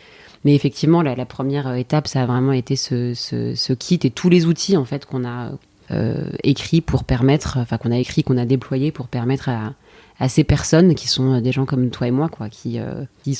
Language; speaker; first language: French; native; French